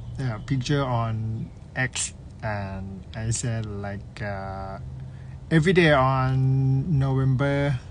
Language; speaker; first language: English; non-native, learner; Thai